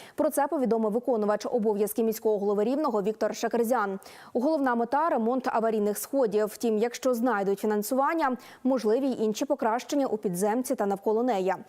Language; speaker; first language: Ukrainian; native; Ukrainian